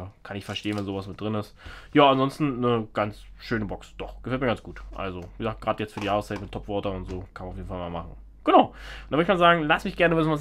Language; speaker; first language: German; native; German